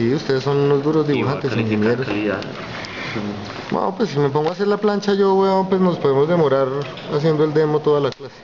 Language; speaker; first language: Spanish; native; Spanish